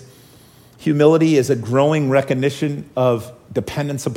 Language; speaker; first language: English; native; English